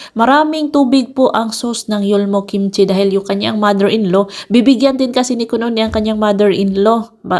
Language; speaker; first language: Filipino; non-native, local second language; Cebuano